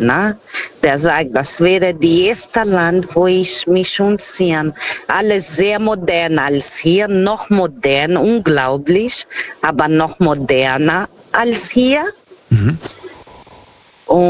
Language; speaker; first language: German; non-native, fluent; Portuguese